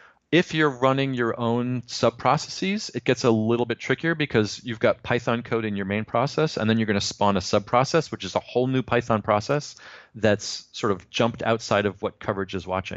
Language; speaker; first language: English; native; English